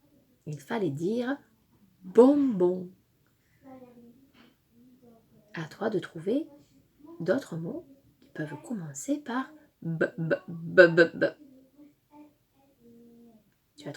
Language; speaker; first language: French; native; French